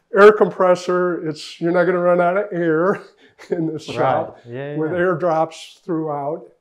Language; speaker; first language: English; native; English